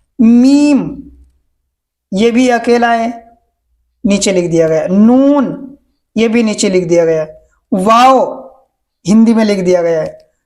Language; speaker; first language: Hindi; native; Hindi